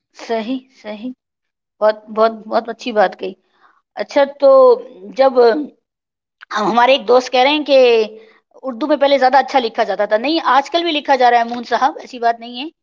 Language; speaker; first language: Urdu; native; Urdu